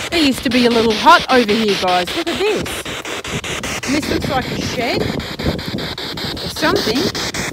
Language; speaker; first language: English; native; English